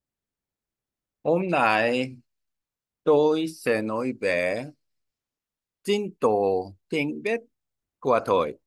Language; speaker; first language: Vietnamese; non-native, learner; Korean